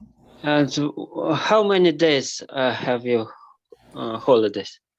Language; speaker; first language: English; non-native, learner; Russian